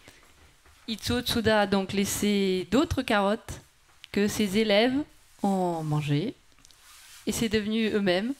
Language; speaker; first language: French; native; French